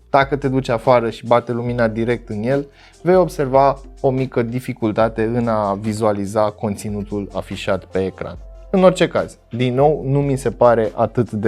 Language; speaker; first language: Romanian; native; Romanian